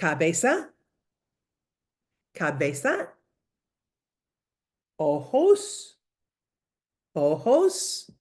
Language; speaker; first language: Spanish; non-native, fluent; English